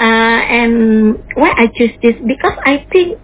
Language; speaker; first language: English; non-native, learner; Indonesian